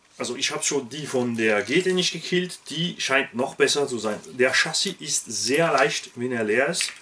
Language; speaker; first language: German; non-native, local second language; French